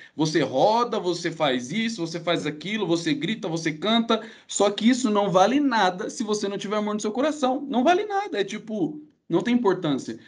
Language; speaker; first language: Portuguese; native; Portuguese